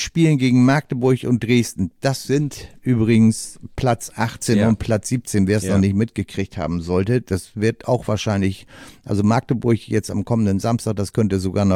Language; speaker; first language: German; native; German